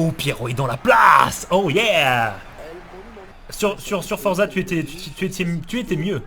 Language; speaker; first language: French; native; French